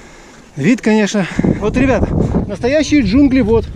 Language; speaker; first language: Russian; native; Russian